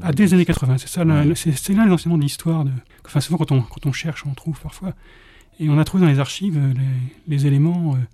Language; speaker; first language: French; native; French